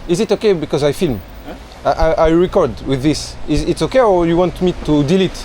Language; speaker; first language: English; non-native, learner; French